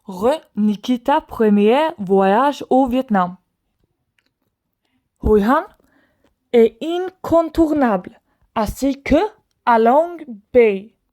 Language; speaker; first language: French; non-native, learner; Swedish